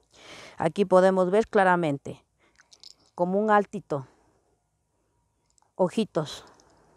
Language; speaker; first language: Spanish; native; Spanish